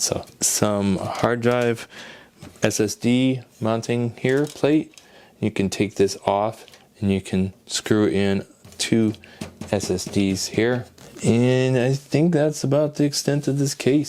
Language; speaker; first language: English; native; English